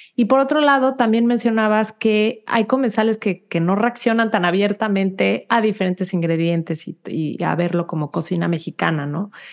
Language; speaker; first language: Spanish; native; Spanish